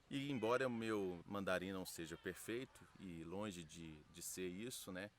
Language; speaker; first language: Portuguese; native; Portuguese